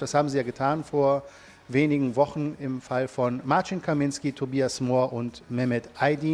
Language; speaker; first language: German; native; German